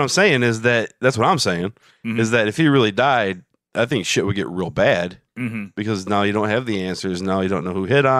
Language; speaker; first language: English; native; English